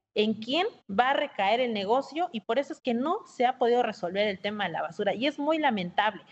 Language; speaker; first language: Spanish; native; Spanish